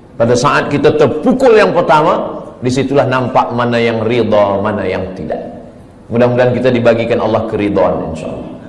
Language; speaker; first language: Malay; native; Malay